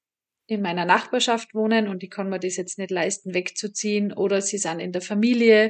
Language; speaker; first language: German; native; German